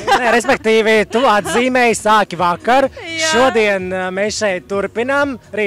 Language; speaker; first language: Latvian; native; Latvian